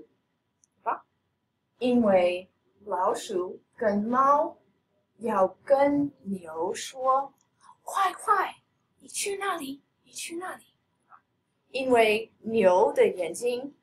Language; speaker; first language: Chinese; non-native, fluent; English